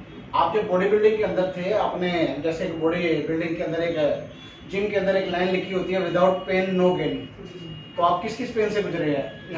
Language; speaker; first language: Hindi; native; Hindi